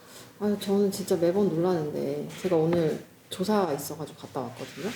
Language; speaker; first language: Korean; native; Korean